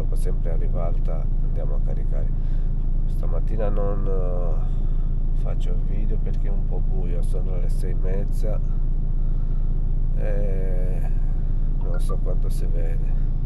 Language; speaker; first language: Italian; non-native, fluent; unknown